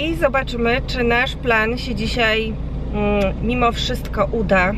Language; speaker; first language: Polish; native; Polish